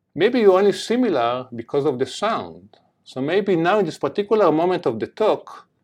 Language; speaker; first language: English; non-native, fluent; Hebrew